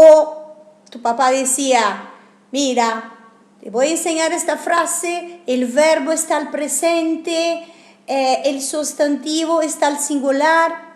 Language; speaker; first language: Spanish; non-native, fluent; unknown